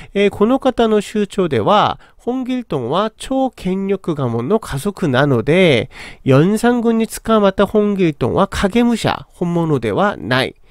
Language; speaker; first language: Japanese; non-native, fluent; Korean